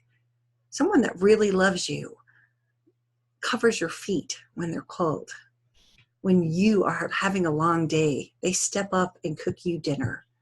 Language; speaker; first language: English; native; English